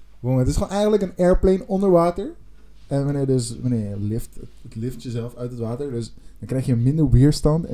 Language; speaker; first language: Dutch; non-native, local second language; Papiamento